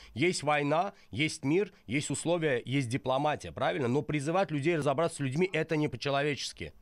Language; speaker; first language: Russian; non-native, local second language; Azerbaijani